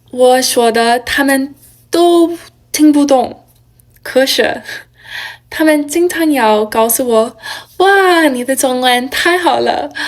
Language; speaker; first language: Chinese; non-native, learner; English